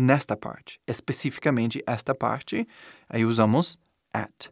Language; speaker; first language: Portuguese; non-native, fluent; English